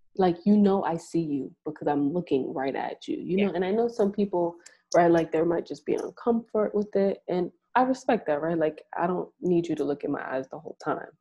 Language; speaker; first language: English; native; English